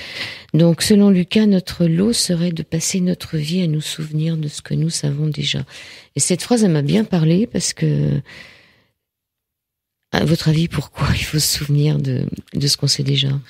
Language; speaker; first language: French; native; French